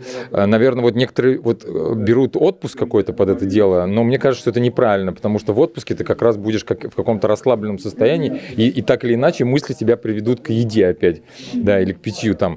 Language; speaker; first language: Russian; native; Russian